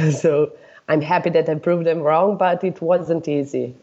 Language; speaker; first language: English; non-native, fluent; Serbian